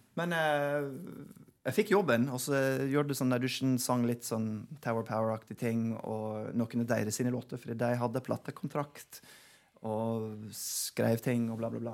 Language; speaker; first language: Norwegian; non-native, fluent; English